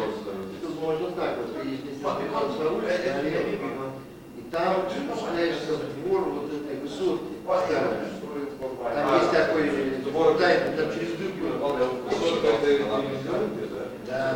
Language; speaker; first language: Russian; native; Russian